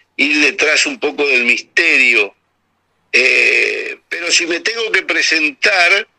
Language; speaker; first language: Spanish; native; Spanish